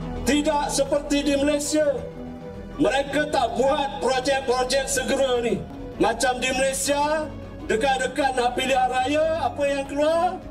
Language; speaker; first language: Malay; native; Malay